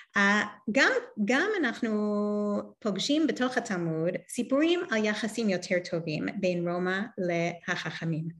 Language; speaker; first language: Hebrew; non-native, fluent; English